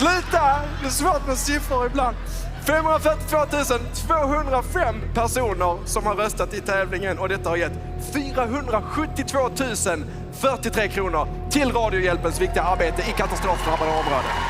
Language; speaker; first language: Swedish; native; Swedish